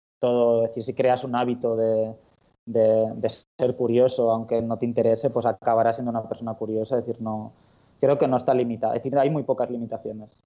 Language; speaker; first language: Spanish; native; Spanish